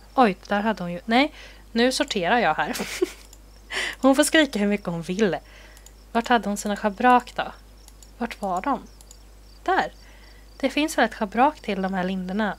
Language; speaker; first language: Swedish; native; Swedish